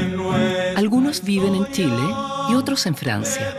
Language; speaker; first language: Spanish; native; Spanish